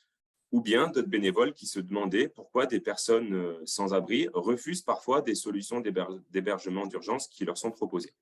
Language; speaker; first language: French; native; French